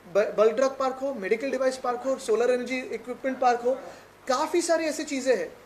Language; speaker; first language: Hindi; non-native, local second language; Marathi